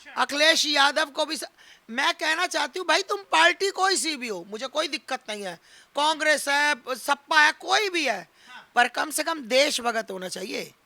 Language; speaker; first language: Hindi; native; Hindi